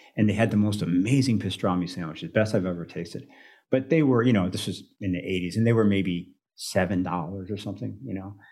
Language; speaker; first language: English; native; English